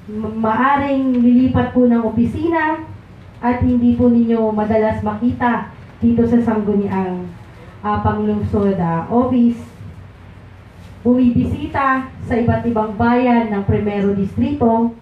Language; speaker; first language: Filipino; non-native, local second language; Pangasinan